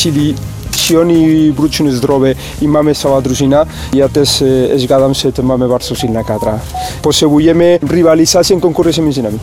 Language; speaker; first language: Polish; non-native, learner; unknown